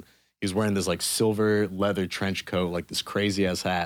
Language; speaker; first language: English; native; English